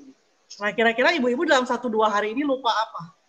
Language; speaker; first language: Indonesian; native; Indonesian